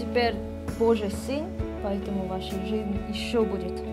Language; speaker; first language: Russian; non-native, learner; Korean